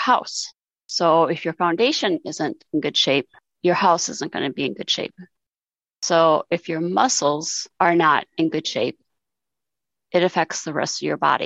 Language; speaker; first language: English; native; English